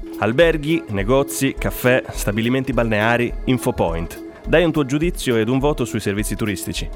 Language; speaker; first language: Italian; native; Italian